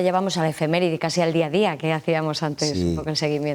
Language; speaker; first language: Spanish; native; Spanish